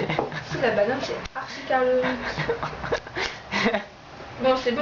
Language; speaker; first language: French; native; French